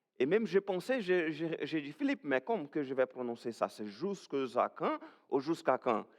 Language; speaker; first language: French; non-native, fluent; Portuguese